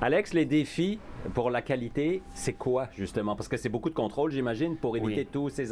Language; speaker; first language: French; native; French